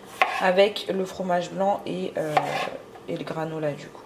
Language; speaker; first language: French; native; French